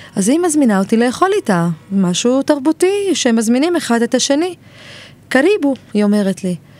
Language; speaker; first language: Hebrew; native; Hebrew